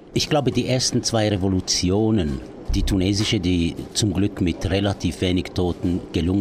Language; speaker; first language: German; non-native, fluent; Arabic